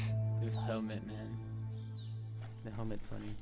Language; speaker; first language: English; native; English